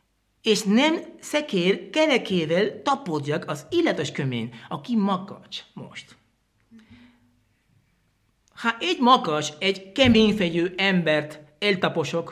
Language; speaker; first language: Hungarian; non-native, learner; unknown